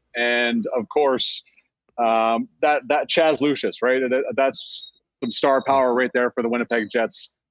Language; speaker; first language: English; native; English